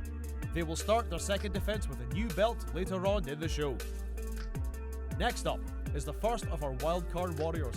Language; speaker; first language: English; native; English